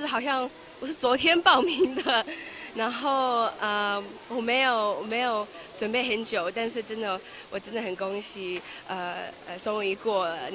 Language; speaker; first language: Chinese; early bilingual, heritage; Chinese